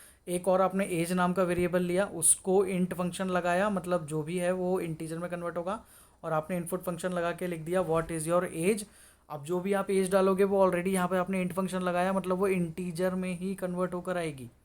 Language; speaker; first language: Hindi; native; Hindi